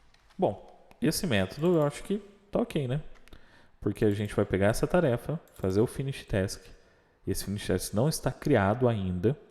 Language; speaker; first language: Portuguese; native; Portuguese